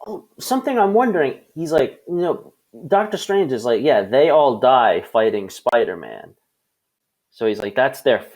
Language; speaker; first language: English; native; English